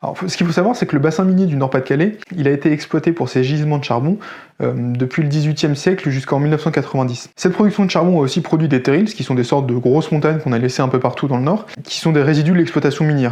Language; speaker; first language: French; native; French